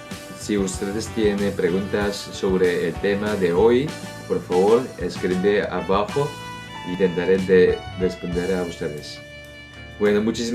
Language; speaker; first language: Spanish; non-native, fluent; Korean